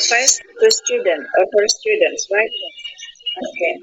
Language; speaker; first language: English; non-native, fluent; Indonesian